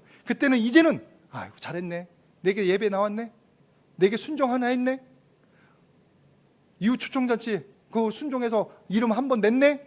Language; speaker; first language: Korean; native; Korean